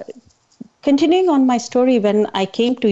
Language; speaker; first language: English; non-native, local second language; Hindi